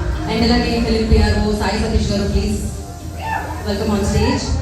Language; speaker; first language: Telugu; native; Telugu